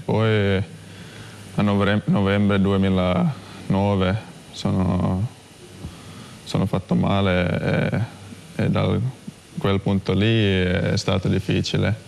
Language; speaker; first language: Italian; non-native, fluent; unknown